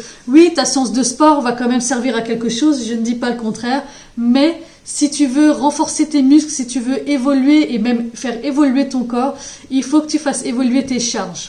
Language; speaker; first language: French; native; French